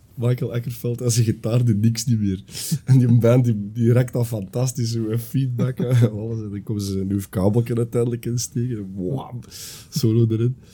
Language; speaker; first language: Dutch; native; Dutch